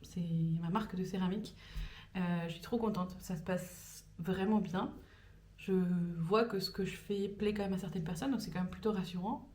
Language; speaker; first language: French; native; French